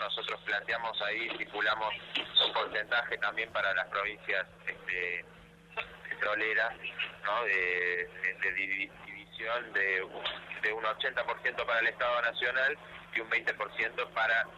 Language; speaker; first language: Spanish; native; Spanish